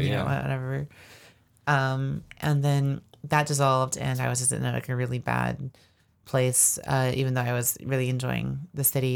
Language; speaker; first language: English; native; English